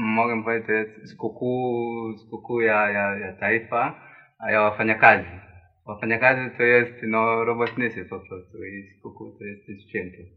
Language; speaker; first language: Polish; non-native, learner; Swahili